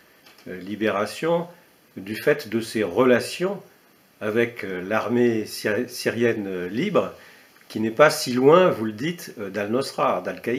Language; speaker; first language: French; native; French